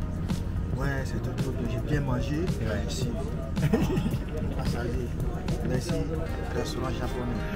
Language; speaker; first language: French; native; French